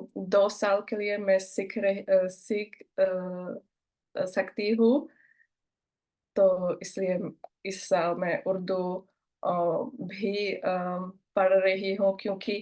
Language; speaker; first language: Hindi; non-native, learner; Slovak